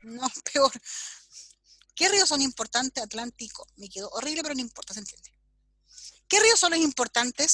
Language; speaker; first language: Spanish; native; Spanish